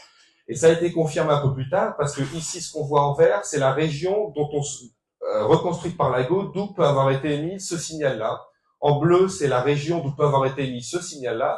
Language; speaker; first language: French; native; French